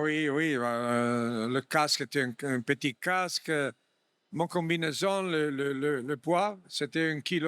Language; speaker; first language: French; non-native, fluent; Italian